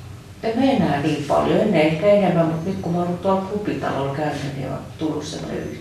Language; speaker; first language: Finnish; native; Finnish